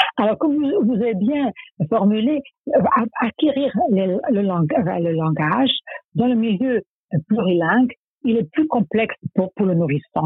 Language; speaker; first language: French; non-native, fluent; Serbian